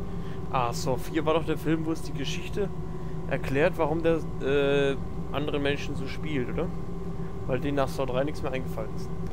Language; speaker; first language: German; native; German